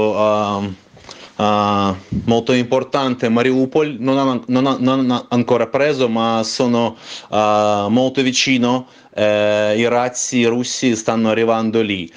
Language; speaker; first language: Italian; non-native, fluent; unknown